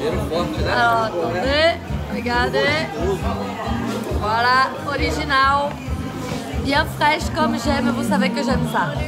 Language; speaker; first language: French; non-native, fluent; Portuguese